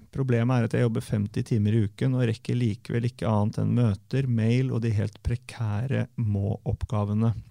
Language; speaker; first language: Norwegian; native; Norwegian